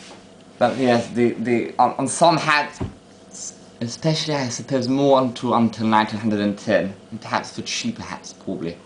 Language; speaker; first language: English; non-native, fluent; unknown